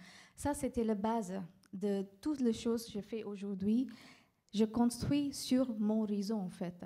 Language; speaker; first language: French; non-native, fluent; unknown